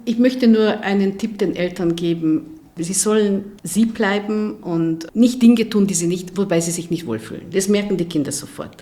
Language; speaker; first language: German; non-native, fluent; Hungarian